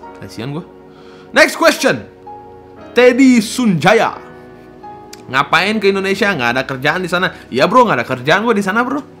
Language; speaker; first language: Indonesian; non-native, fluent; Russian